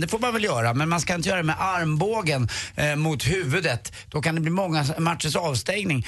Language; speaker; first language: Swedish; native; Swedish